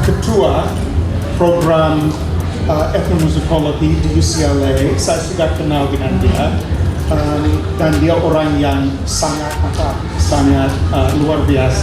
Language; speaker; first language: Indonesian; non-native, fluent; English